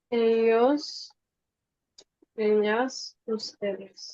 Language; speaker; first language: Spanish; non-native, fluent; Bangla